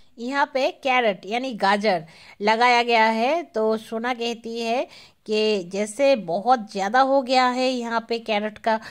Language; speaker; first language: Hindi; non-native, local second language; Bangla